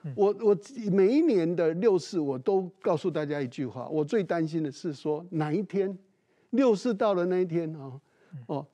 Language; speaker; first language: Chinese; native; Chinese